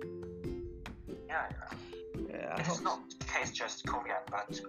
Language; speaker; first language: English; non-native, learner; Korean